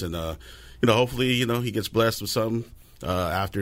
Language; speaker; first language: English; native; English